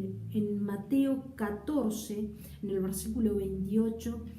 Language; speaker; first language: Spanish; native; Spanish